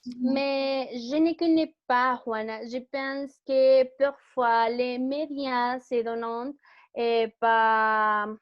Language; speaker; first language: French; non-native, learner; Spanish